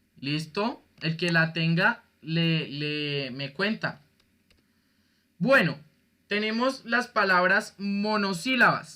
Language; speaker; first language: Spanish; native; Spanish